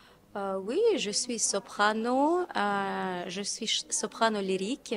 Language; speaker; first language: French; non-native, fluent; Russian